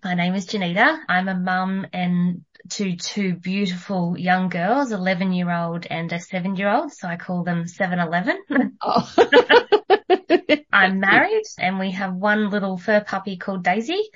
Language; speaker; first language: English; native; English